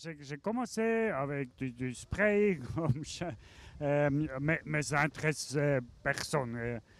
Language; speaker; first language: French; non-native, learner; German